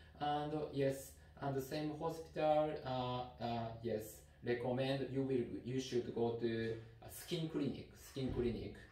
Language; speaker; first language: English; non-native, learner; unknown